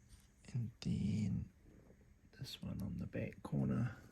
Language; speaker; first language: English; native; English